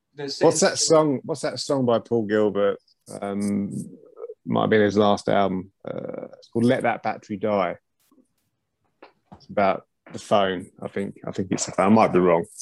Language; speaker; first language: English; native; English